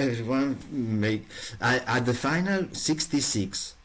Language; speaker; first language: English; non-native, learner; Italian